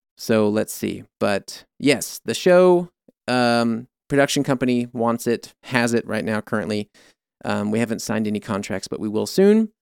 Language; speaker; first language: English; native; English